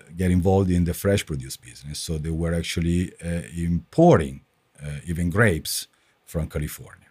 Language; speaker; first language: English; non-native, fluent; Italian